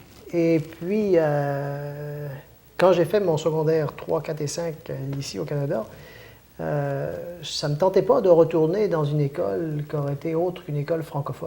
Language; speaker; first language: French; native; French